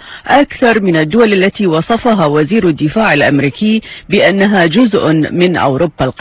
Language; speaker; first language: Arabic; native; Arabic